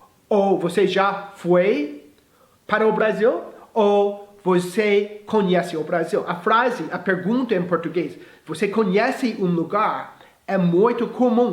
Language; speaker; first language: Portuguese; non-native, fluent; English